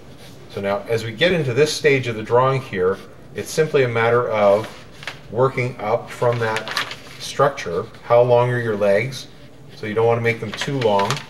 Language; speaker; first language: English; native; English